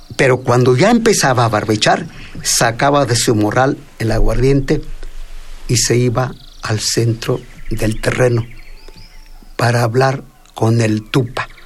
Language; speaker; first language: Spanish; non-native, local second language; Mixtepec Mixtec